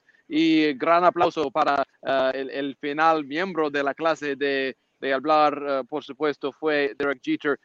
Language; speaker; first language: Spanish; non-native, learner; English